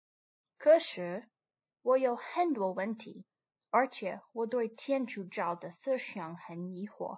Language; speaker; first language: Chinese; non-native, learner; English